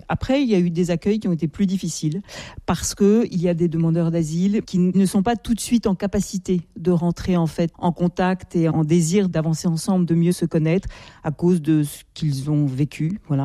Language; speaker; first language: French; native; French